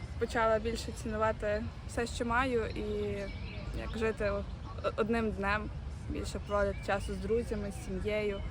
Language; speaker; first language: Ukrainian; native; Ukrainian